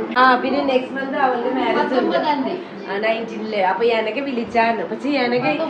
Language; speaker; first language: Malayalam; non-native, learner; Nepali